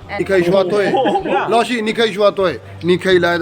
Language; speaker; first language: Chinese; non-native, learner; Urdu